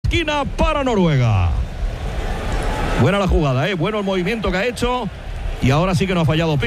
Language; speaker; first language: Spanish; native; Spanish